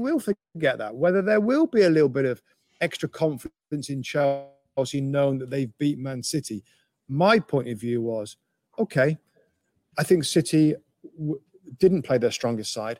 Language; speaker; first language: English; native; English